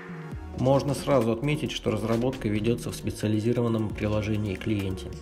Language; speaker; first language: Russian; native; Russian